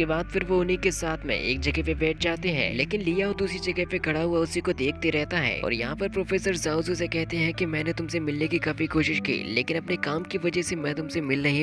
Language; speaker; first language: Hindi; native; Hindi